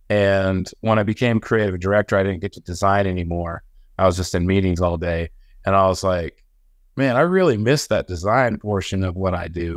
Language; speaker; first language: English; native; English